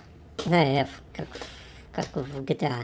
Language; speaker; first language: Russian; native; Russian